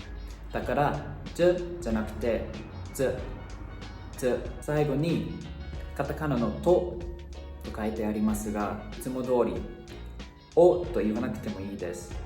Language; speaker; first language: Japanese; non-native, fluent; Thai